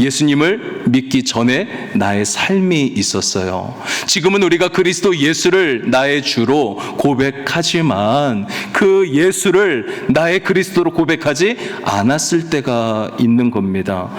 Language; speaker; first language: Korean; native; Korean